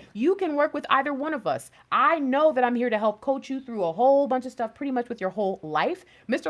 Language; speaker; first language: English; native; English